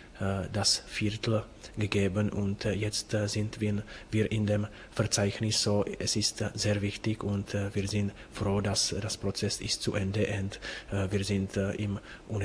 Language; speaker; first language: German; non-native, learner; Czech